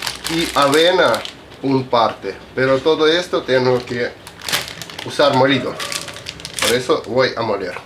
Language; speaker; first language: Spanish; non-native, fluent; Russian